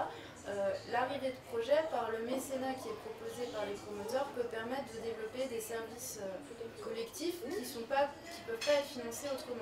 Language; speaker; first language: French; native; French